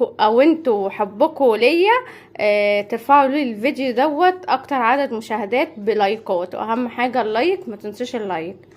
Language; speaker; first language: Arabic; native; Arabic